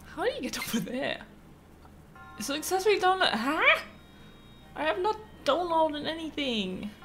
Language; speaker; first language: English; non-native, fluent; German